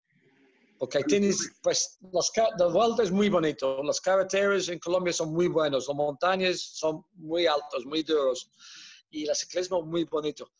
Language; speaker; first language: Spanish; non-native, fluent; Dutch